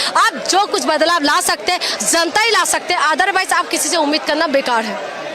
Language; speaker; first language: Hindi; non-native, local second language; Assamese